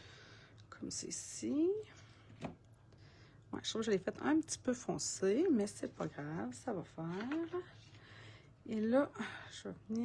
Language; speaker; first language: French; native; French